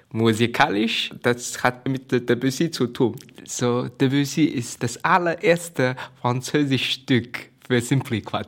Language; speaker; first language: German; non-native, fluent; Chinese